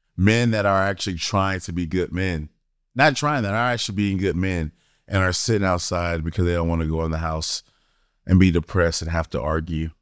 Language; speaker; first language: English; native; English